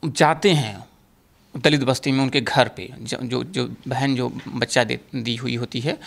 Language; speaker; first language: Hindi; native; Hindi